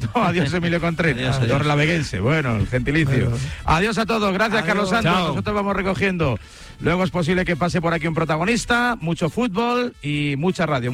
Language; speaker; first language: Spanish; native; Spanish